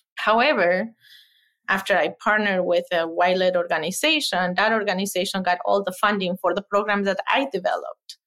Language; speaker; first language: English; non-native, fluent; Spanish